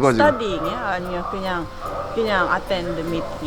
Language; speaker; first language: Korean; non-native, learner; Filipino